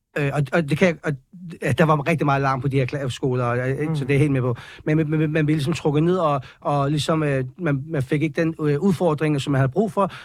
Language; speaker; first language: Danish; early bilingual, other home language; Persian